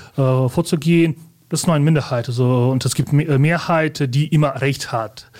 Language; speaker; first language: German; early bilingual, other home language; Russian